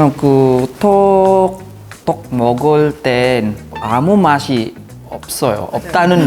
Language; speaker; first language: Korean; non-native, fluent; Filipino